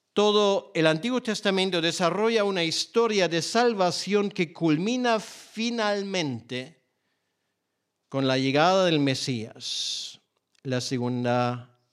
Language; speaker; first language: Spanish; non-native, fluent; German